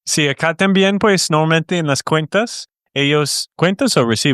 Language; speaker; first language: Spanish; non-native, fluent; English